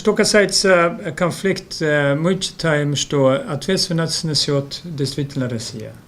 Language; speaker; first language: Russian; non-native, fluent; Swedish